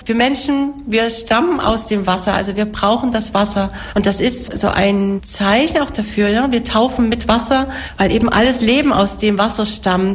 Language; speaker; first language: German; native; German